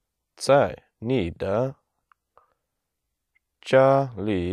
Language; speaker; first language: Chinese; non-native, learner; English